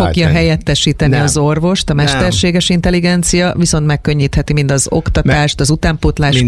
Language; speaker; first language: Hungarian; native; Hungarian